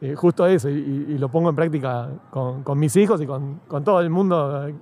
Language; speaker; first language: Spanish; native; Spanish